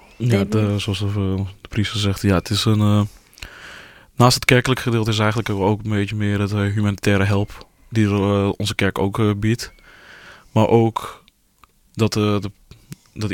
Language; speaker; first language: Dutch; early bilingual, other home language; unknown